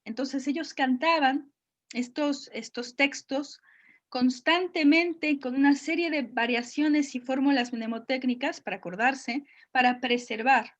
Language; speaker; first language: Spanish; native; Spanish